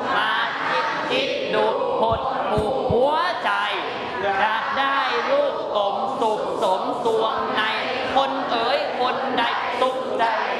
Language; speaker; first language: Thai; native; Thai